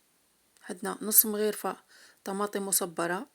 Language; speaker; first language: Arabic; native; Arabic